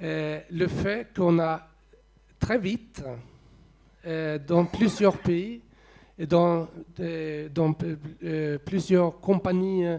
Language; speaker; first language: French; non-native, fluent; Swedish